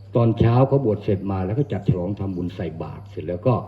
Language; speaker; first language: Thai; non-native, local second language; Northern Khmer